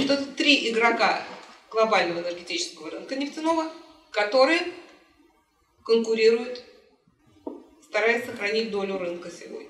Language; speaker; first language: Russian; native; Russian